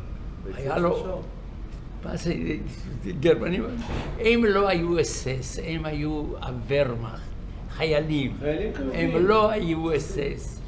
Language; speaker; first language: Hebrew; non-native, fluent; Yiddish